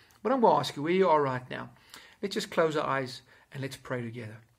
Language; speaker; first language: English; non-native, local second language; Afrikaans